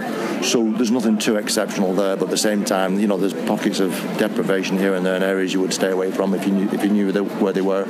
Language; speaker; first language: English; native; English